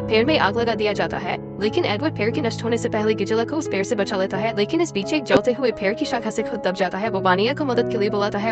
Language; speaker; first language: Hindi; native; Hindi